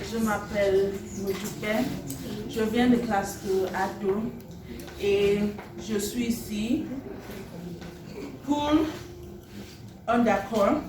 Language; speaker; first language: French; non-native, learner; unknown